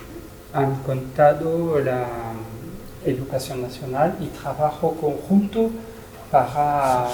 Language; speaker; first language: Spanish; non-native, learner; French